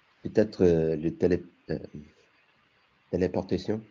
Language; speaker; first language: French; non-native, learner; English